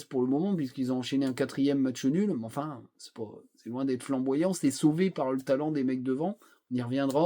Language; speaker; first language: French; native; French